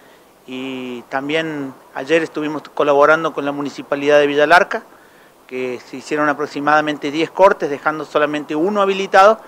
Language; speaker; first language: Spanish; native; Spanish